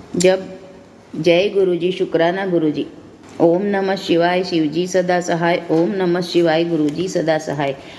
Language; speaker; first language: Hindi; non-native, local second language; Gujarati